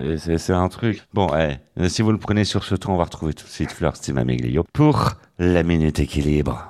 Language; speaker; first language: French; native; French